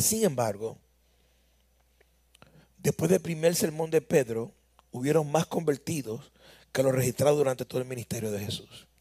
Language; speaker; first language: Spanish; native; Spanish